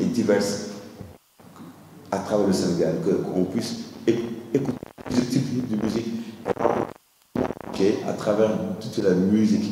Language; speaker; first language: French; non-native, local second language; Wolof